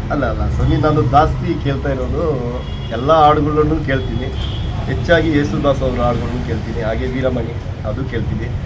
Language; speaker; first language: Kannada; non-native, local second language; Telugu